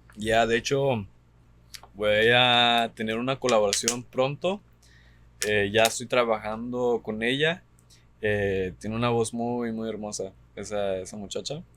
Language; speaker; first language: Spanish; early bilingual, heritage; Spanish